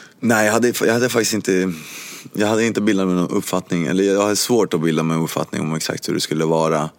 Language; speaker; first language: Swedish; early bilingual, other home language; Spanish